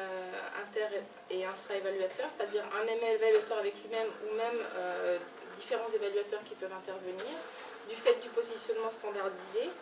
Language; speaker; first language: French; native; French